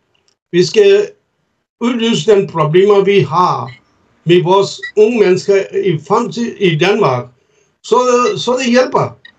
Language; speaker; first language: Danish; non-native, fluent; Urdu